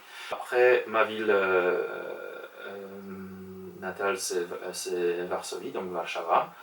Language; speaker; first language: French; non-native, fluent; Polish